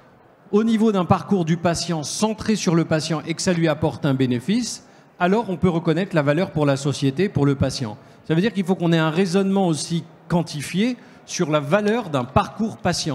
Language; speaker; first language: French; native; French